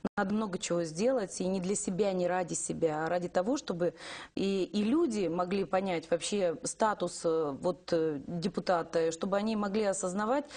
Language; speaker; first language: Russian; native; Russian